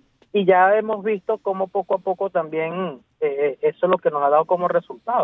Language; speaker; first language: Spanish; native; Spanish